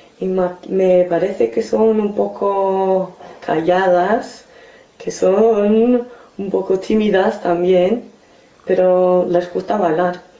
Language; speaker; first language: Spanish; non-native, fluent; English